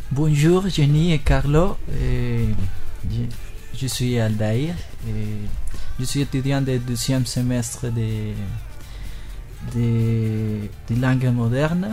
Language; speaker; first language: French; non-native, learner; Spanish